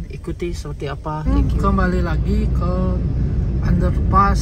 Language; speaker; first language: Indonesian; native; Indonesian